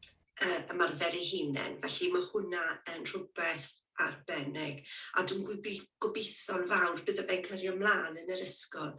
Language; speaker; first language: Welsh; native; Welsh